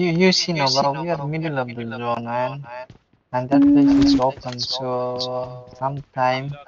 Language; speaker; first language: English; non-native, learner; Nepali